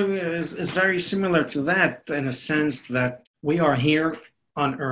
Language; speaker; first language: English; non-native, fluent; Spanish